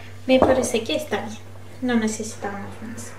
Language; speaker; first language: Spanish; non-native, learner; Turkish